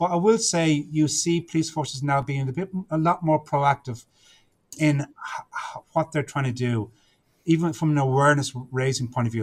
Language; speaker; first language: English; native; English